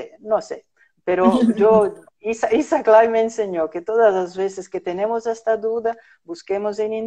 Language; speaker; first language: Spanish; non-native, fluent; Portuguese